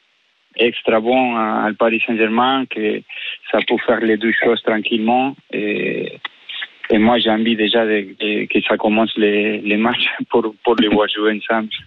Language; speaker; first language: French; non-native, fluent; Spanish